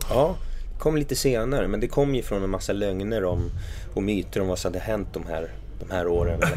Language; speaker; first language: Swedish; early bilingual, other home language; English